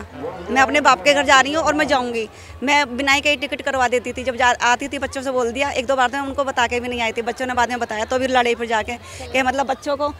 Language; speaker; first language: Hindi; native; Hindi